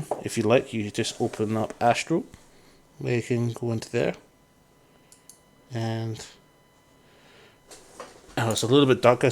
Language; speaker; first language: English; native; English